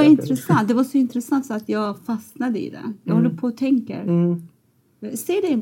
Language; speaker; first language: Swedish; non-native, fluent; Persian